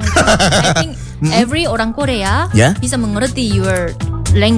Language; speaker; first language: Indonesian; non-native, learner; Korean